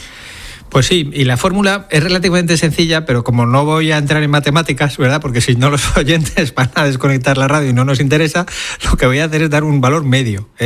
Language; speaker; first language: Spanish; native; Spanish